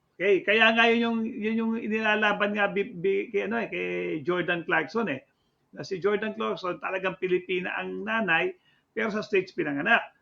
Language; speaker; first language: Filipino; native; Filipino